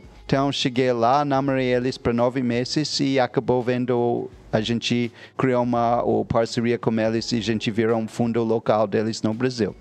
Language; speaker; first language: Portuguese; non-native, fluent; English